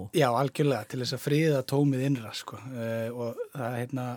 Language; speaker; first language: Icelandic; native; Icelandic